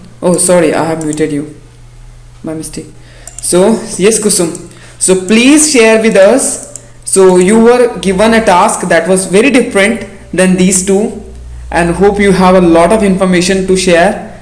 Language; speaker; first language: English; non-native, local second language; Hindi